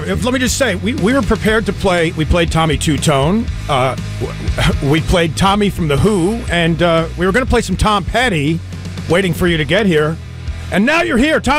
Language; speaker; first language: English; native; English